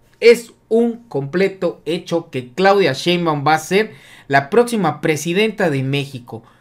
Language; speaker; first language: Spanish; native; Spanish